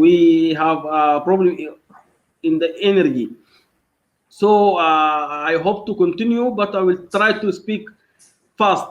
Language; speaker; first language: English; non-native, learner; Arabic